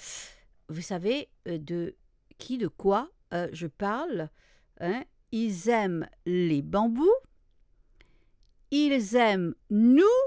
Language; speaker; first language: French; non-native, local second language; Morisyen